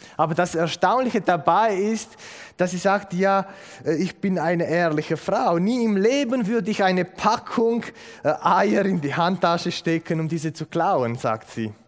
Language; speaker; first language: German; non-native, fluent; Romanian